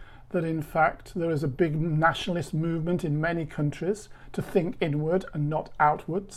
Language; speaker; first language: English; native; English